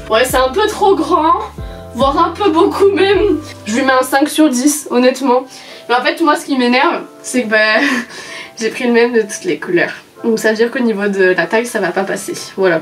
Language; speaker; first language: French; native; French